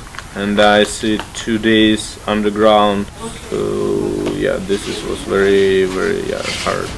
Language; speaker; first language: English; non-native, learner; Ukrainian